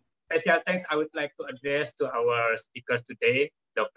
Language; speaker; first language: English; non-native, fluent; Indonesian